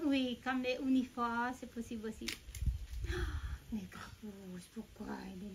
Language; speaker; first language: French; non-native, fluent; Balinese